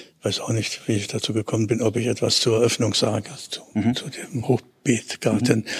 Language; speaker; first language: German; native; German